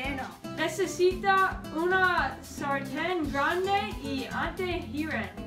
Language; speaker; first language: Spanish; non-native, learner; English